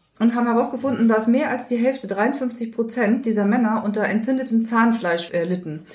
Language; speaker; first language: German; native; German